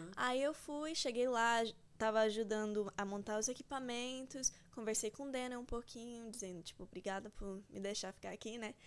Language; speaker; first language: Portuguese; early bilingual, heritage; Portuguese